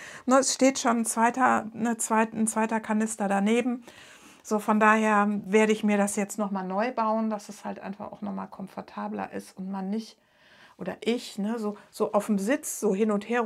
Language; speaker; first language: German; native; German